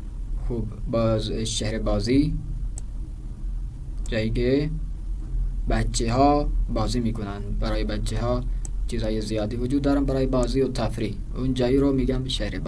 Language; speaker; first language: Persian; non-native, fluent; Urdu